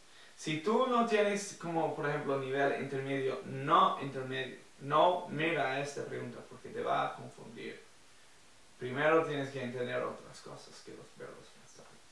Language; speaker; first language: Spanish; non-native, fluent; English